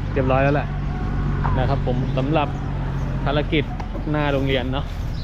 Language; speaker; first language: Thai; native; Thai